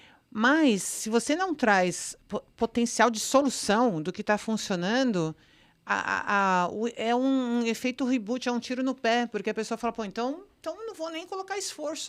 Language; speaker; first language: Portuguese; native; Portuguese